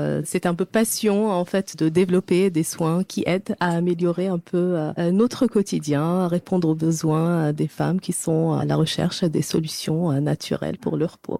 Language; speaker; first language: French; non-native, fluent; Arabic